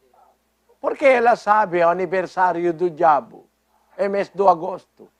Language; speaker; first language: Portuguese; non-native, fluent; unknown